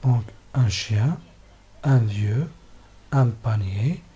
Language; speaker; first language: French; non-native, local second language; Arabic